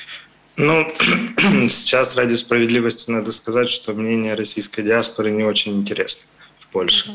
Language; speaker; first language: Ukrainian; non-native, local second language; Russian